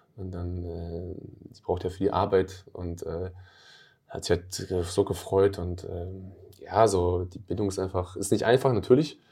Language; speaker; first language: German; early bilingual, other home language; Albanian